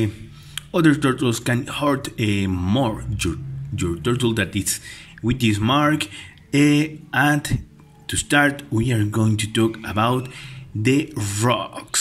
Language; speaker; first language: English; non-native, fluent; Spanish